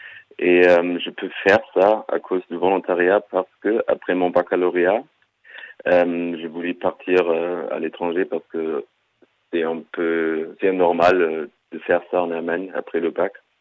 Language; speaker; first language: French; non-native, fluent; German